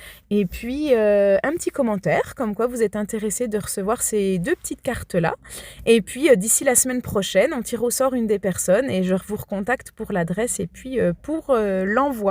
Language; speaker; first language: French; native; French